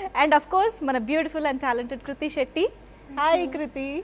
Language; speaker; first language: Telugu; native; Telugu